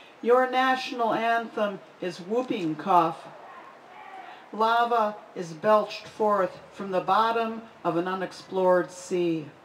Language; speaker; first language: English; native; English